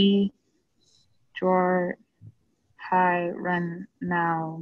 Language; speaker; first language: Chinese; non-native, learner; English